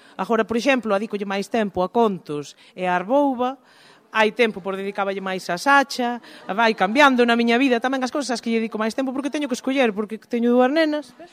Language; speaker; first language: Galician; native; Galician